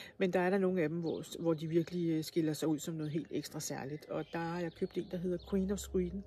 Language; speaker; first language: Danish; native; Danish